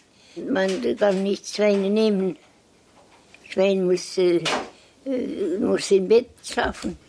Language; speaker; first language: German; non-native, learner; Estonian